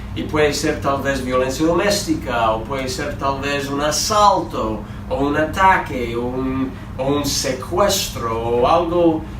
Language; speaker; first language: Spanish; non-native, fluent; English